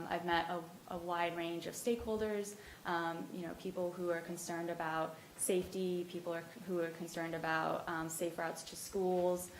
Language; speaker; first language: English; native; English